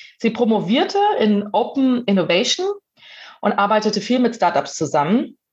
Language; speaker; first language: German; native; German